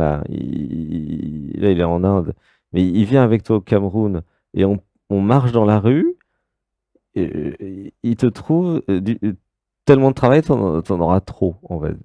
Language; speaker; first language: French; native; French